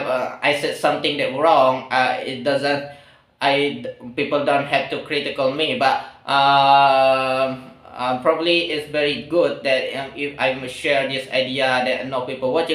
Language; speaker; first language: English; non-native, learner; Indonesian